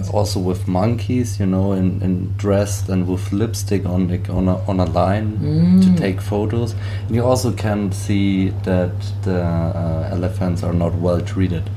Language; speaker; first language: English; non-native, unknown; German